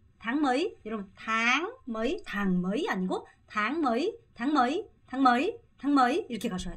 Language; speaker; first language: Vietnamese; non-native, fluent; Korean